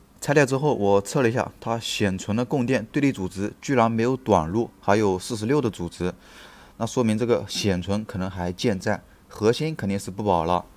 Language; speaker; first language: Chinese; native; Chinese